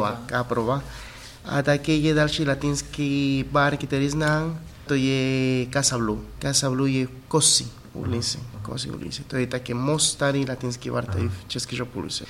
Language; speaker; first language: Czech; non-native, fluent; Spanish